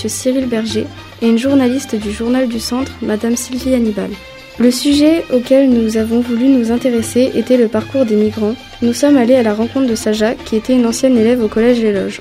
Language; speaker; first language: French; native; French